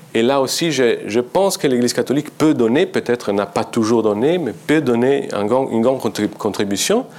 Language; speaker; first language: French; non-native, fluent; Italian